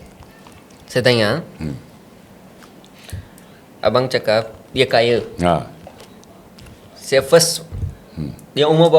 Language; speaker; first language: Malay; non-native, learner; Punjabi